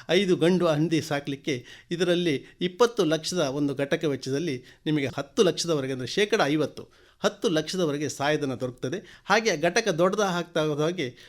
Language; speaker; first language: Kannada; native; Kannada